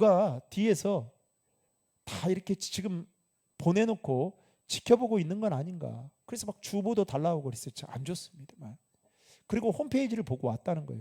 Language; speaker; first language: Korean; native; Korean